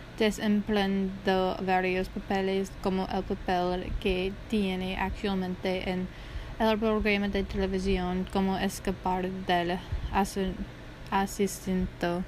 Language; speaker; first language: Spanish; non-native, learner; English